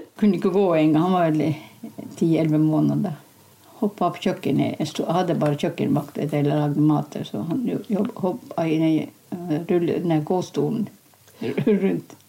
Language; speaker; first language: Norwegian; native; Norwegian